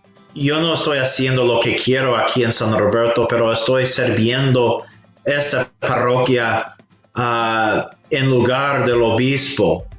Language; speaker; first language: Spanish; non-native, fluent; English